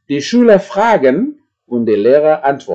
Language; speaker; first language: German; non-native, fluent; Indonesian